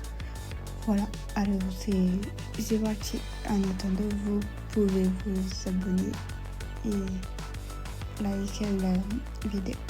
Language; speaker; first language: French; non-native, learner; Spanish